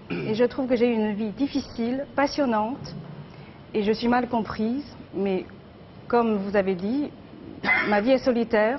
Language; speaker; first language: French; non-native, fluent; Chinese